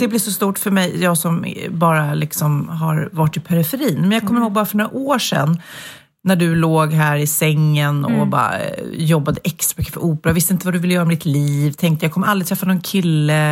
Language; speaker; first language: Swedish; native; Swedish